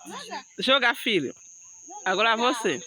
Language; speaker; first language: Portuguese; non-native, learner; Haitian Creole